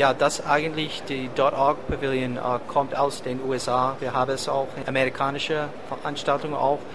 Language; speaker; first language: German; non-native, learner; English